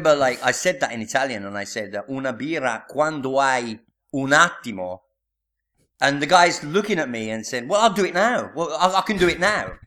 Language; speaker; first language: English; native; English